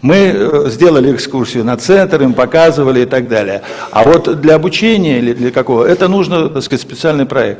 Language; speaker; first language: Russian; native; Russian